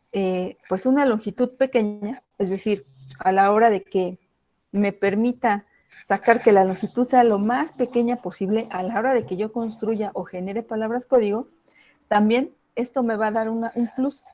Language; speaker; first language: Spanish; native; Spanish